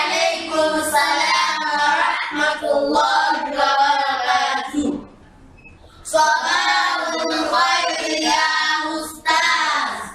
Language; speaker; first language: Arabic; non-native, learner; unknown